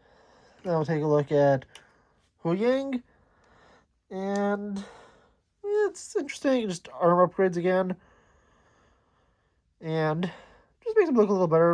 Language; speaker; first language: English; native; English